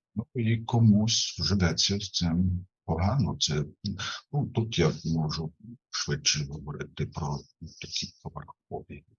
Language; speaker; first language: Ukrainian; non-native, fluent; German